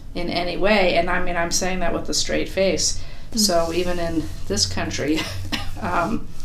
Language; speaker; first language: English; native; English